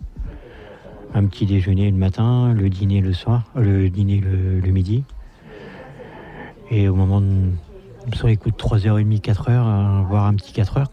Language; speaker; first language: French; native; French